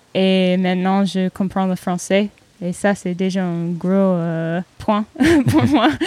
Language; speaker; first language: French; non-native, learner; English